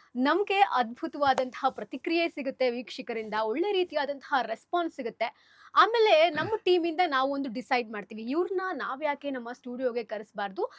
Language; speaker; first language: Kannada; native; Kannada